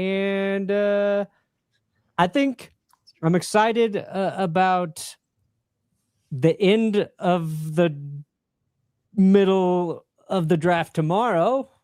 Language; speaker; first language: English; native; English